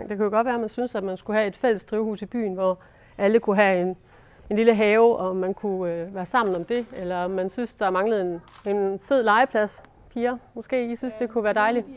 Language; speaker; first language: Danish; native; Danish